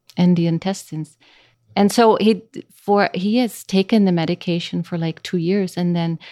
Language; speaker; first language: English; non-native, fluent; Dutch